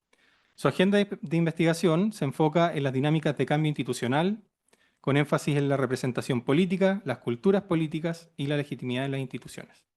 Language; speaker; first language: Spanish; native; Spanish